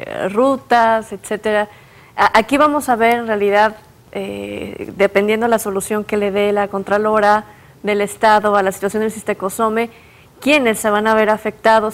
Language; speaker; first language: Spanish; native; Spanish